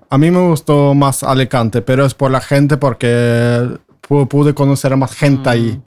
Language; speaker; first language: Spanish; non-native, fluent; Norwegian